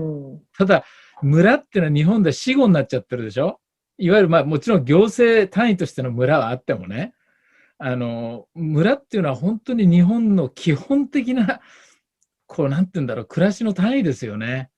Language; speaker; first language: Japanese; native; Japanese